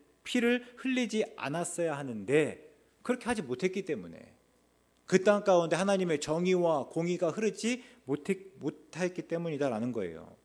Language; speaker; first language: Korean; native; Korean